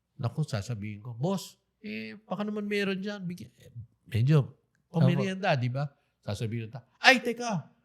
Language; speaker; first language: Filipino; native; Filipino